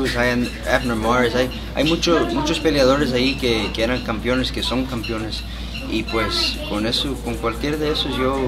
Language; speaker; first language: Spanish; early bilingual, heritage; Spanish